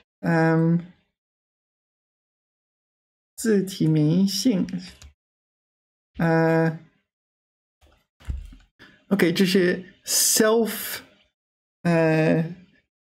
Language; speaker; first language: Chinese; non-native, learner; English